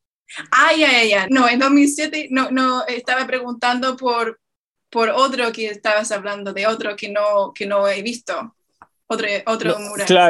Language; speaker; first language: Spanish; non-native, fluent; English